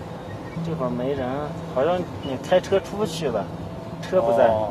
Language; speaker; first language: Chinese; native; Chinese